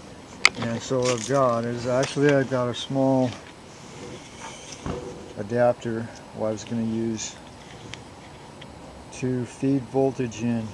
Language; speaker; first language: English; native; English